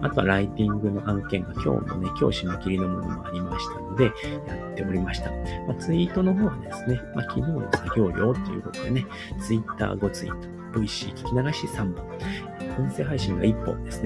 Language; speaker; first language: Japanese; native; Japanese